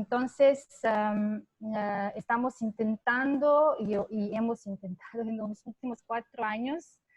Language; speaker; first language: Spanish; non-native, fluent; Serbian